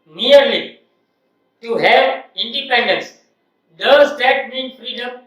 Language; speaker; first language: English; non-native, local second language; Gujarati